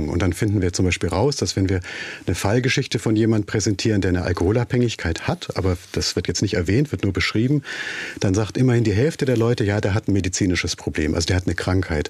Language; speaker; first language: German; native; German